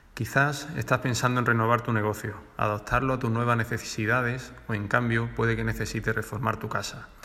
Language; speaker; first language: Spanish; native; Spanish